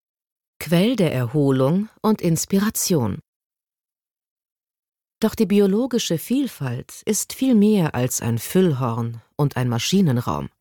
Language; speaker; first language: German; native; German